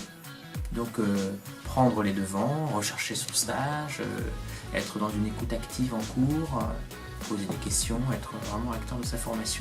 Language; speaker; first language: French; native; French